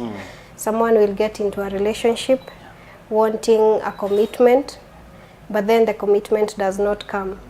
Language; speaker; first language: English; non-native, local second language; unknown